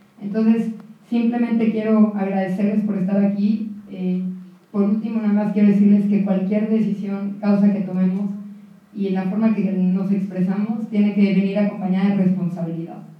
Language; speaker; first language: Spanish; native; Spanish